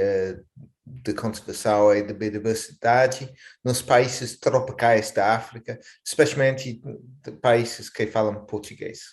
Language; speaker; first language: Portuguese; non-native, fluent; English